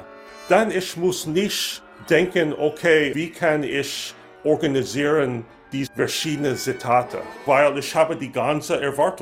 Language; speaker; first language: German; non-native, learner; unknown